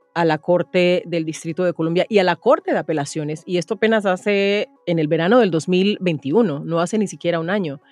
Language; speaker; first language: Spanish; native; Spanish